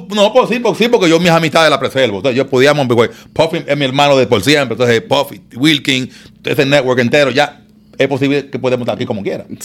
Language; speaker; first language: Spanish; native; Spanish